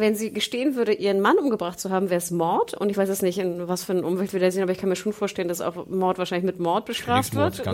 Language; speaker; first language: German; native; German